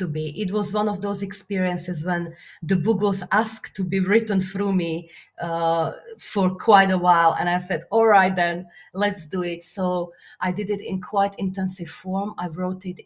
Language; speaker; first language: English; non-native, fluent; Slovak